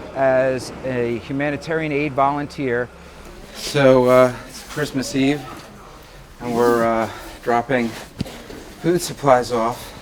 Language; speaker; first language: English; native; English